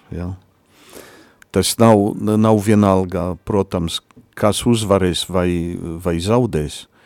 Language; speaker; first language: Latvian; non-native, fluent; Polish